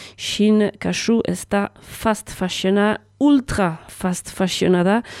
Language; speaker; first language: Basque; native; Basque